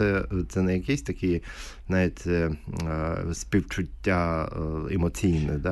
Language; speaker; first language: Ukrainian; native; Ukrainian